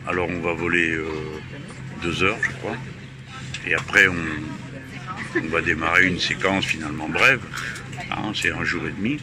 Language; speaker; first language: French; native; French